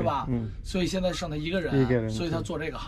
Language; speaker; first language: Chinese; native; Chinese